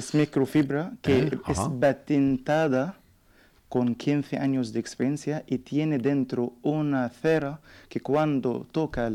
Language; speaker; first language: Spanish; non-native, learner; Arabic